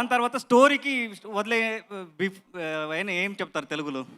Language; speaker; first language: Telugu; non-native, learner; Kannada